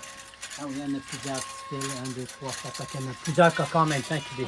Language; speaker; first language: French; native; French